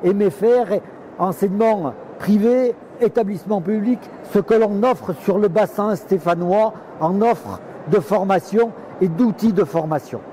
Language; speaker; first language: French; native; French